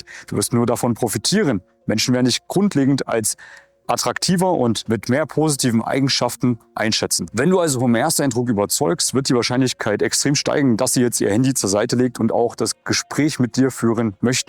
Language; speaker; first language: German; native; German